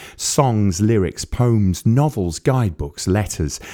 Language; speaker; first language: English; native; English